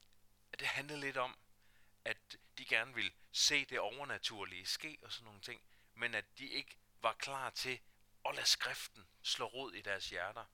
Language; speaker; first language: Danish; native; Danish